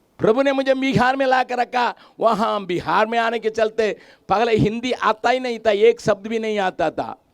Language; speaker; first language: Hindi; non-native, local second language; Tamil